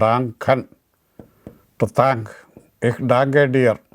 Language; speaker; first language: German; non-native, learner; Malayalam